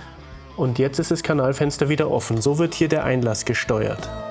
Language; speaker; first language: German; native; German